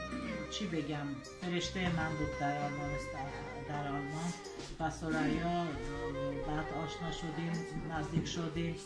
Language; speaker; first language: Persian; non-native, local second language; Armenian